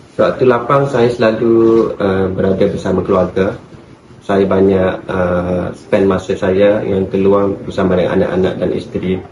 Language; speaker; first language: Malay; native; Malay